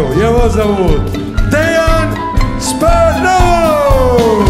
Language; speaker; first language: Russian; non-native, learner; Serbian